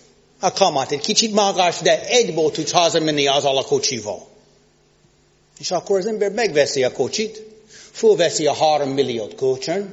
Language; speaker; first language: Hungarian; non-native, fluent; English